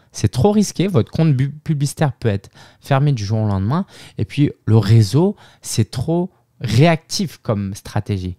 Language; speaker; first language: French; native; French